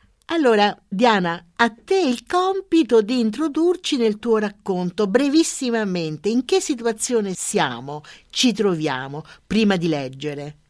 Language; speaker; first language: Italian; native; Italian